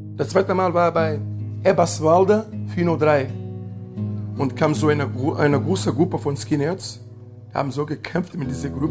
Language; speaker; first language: German; non-native, learner; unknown